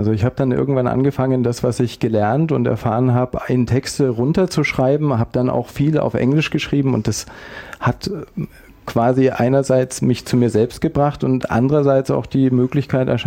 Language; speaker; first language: German; native; German